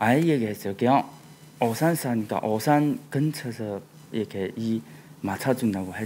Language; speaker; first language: Korean; non-native, learner; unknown